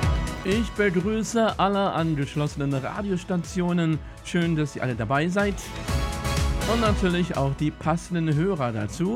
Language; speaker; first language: German; native; German